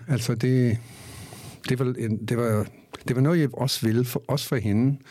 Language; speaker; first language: Danish; non-native, fluent; English